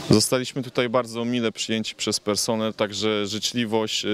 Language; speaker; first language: Polish; native; Polish